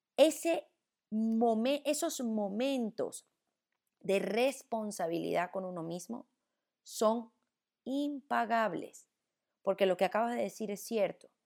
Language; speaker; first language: Spanish; native; Spanish